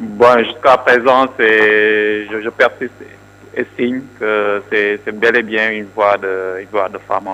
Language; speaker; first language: French; non-native, local second language; Wolof